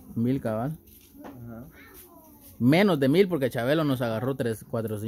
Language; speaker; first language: Spanish; native; Spanish